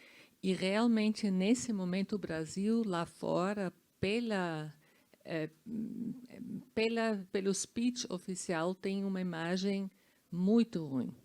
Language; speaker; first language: Portuguese; non-native, fluent; German